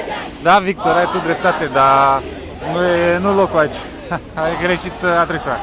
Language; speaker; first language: Romanian; native; Romanian